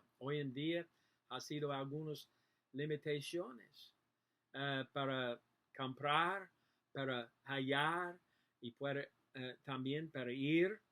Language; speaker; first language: Spanish; non-native, learner; English